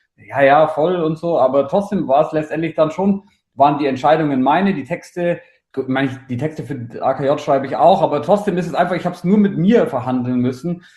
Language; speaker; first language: German; native; German